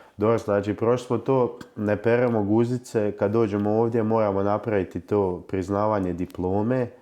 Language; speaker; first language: Croatian; native; Croatian